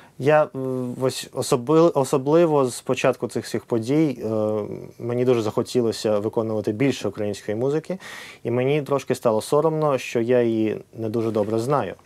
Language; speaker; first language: Ukrainian; non-native, local second language; Russian